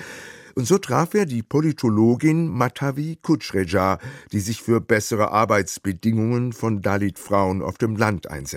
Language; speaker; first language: German; native; German